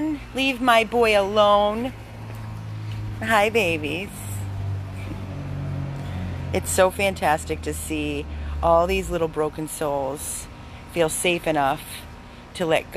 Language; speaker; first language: English; native; English